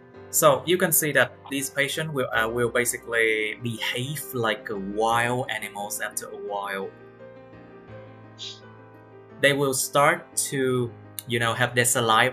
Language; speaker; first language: English; non-native, fluent; Vietnamese